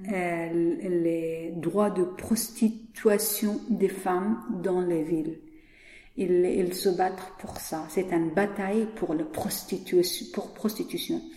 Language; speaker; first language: French; non-native, learner; Persian